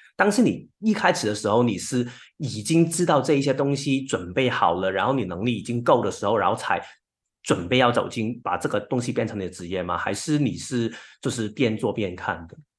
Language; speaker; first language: Chinese; non-native, local second language; Cantonese